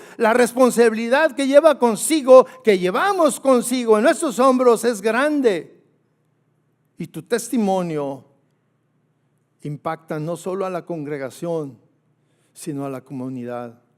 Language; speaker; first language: Spanish; native; Spanish